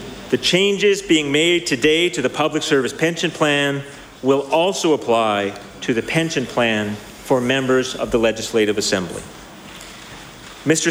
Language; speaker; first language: English; native; English